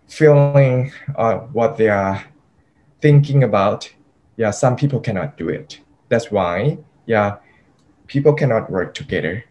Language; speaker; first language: English; non-native, fluent; Thai